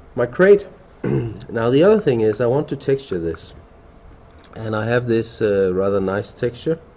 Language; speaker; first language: English; non-native, fluent; Danish